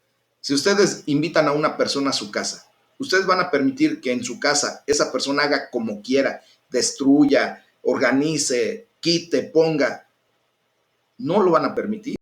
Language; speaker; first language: Spanish; native; Spanish